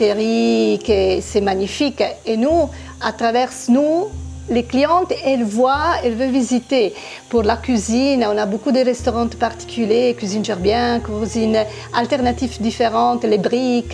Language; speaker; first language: French; non-native, fluent; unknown